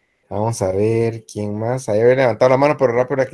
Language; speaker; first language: Spanish; native; Spanish